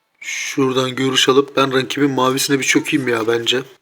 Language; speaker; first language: Turkish; native; Turkish